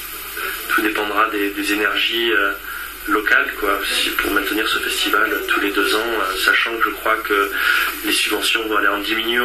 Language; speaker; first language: French; native; French